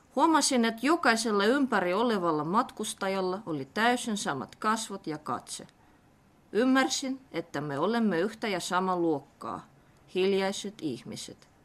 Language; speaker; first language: Finnish; non-native, fluent; Russian